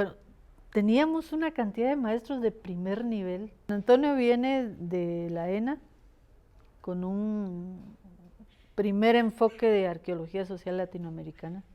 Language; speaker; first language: Spanish; native; Spanish